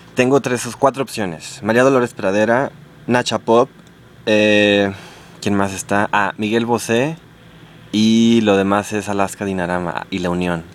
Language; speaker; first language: Spanish; native; Spanish